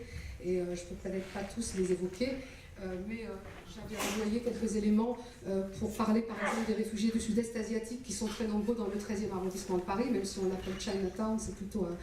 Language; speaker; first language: French; native; French